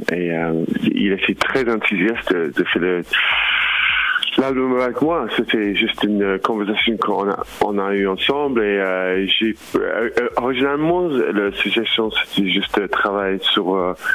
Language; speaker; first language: French; non-native, learner; English